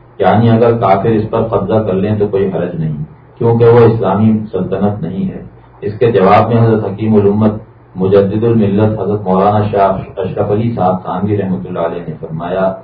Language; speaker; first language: Urdu; native; Urdu